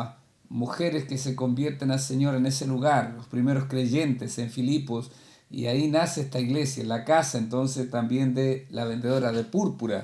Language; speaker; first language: Spanish; native; Spanish